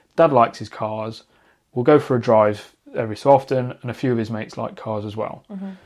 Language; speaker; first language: English; native; English